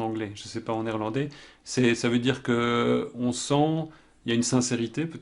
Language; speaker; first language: French; native; French